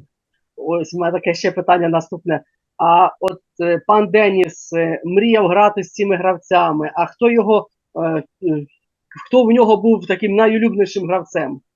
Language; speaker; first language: Ukrainian; native; Ukrainian